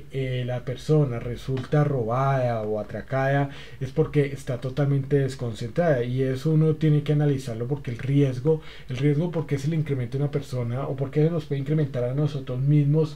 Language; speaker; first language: Spanish; native; Spanish